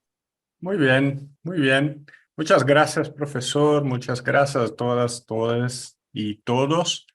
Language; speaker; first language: Spanish; non-native, fluent; Portuguese